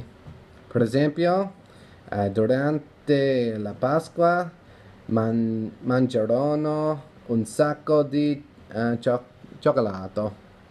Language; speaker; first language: Italian; non-native, learner; English